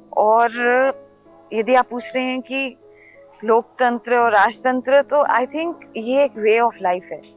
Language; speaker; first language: Hindi; native; Hindi